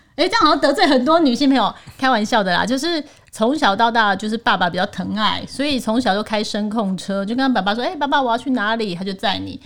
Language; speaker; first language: Chinese; native; Chinese